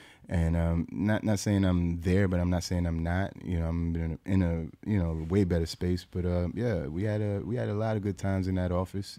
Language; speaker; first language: English; native; English